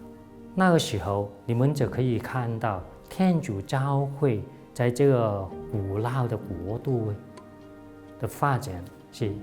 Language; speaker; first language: Chinese; non-native, local second language; Cantonese